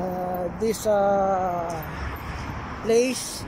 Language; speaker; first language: English; non-native, local second language; Filipino